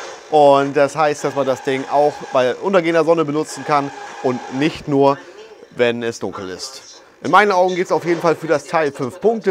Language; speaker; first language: German; native; German